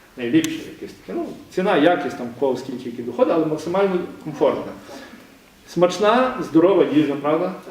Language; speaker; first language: Ukrainian; native; Ukrainian